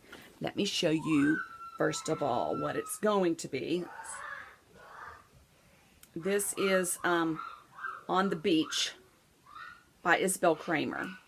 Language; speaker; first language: English; native; English